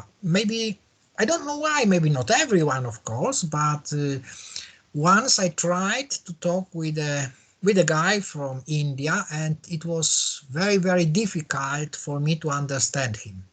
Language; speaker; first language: English; non-native, learner; Polish